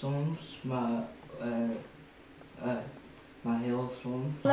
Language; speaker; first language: Dutch; early bilingual, other home language; Chinese